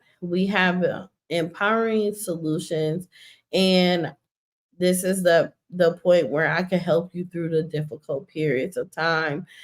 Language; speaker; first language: English; native; English